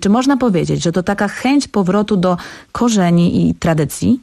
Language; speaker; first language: Polish; native; Polish